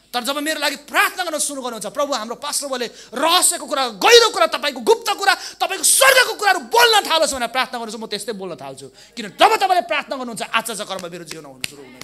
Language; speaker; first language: Nepali; non-native, local second language; Limburgish